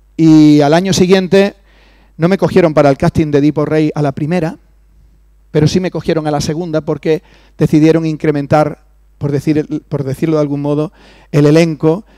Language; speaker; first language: Spanish; native; Spanish